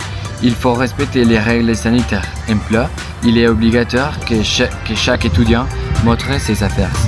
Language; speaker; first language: French; non-native, learner; Spanish